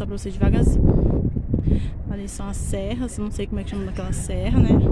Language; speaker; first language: Portuguese; native; Portuguese